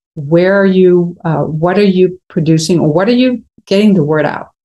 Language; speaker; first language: English; non-native, fluent; Spanish